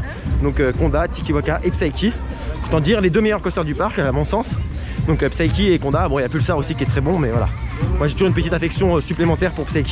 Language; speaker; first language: French; native; French